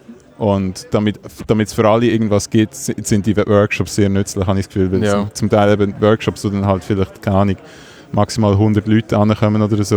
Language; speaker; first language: German; native; German